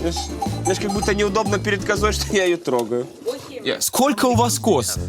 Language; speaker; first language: Russian; native; Russian